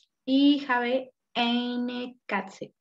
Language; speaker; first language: German; non-native, learner; Spanish